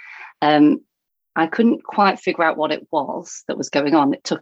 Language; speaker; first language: English; native; English